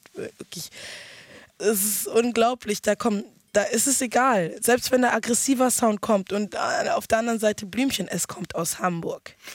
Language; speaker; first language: German; early bilingual, other home language; Akan